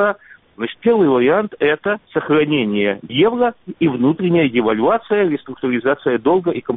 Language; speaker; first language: Russian; native; Russian